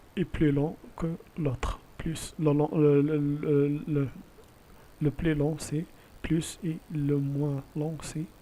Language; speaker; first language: French; non-native, local second language; Arabic